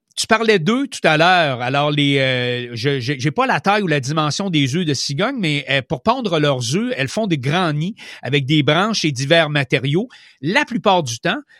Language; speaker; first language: French; native; French